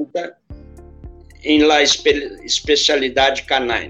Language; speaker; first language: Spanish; non-native, learner; Portuguese